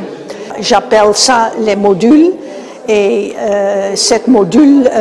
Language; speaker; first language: French; non-native, learner; Spanish